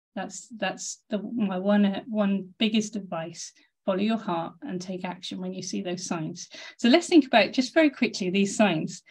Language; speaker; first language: English; native; English